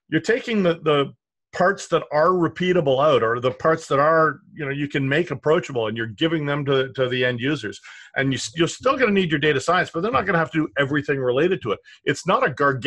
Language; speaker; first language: English; native; English